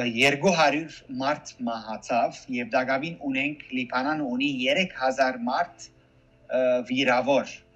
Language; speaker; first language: Armenian; early bilingual, heritage; Armenian